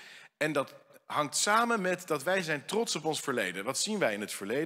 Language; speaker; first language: Dutch; native; Dutch